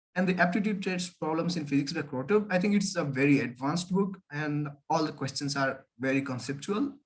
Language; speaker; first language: English; non-native, local second language; Nepali